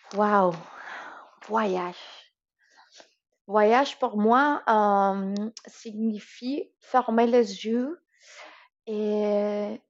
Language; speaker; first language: French; non-native, fluent; Spanish